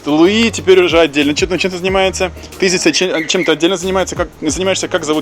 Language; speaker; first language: Russian; native; Russian